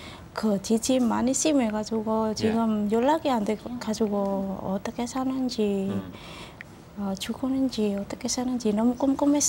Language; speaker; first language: Korean; non-native, learner; Javanese